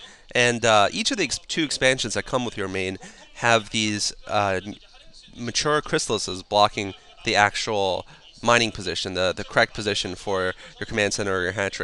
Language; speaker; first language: English; native; English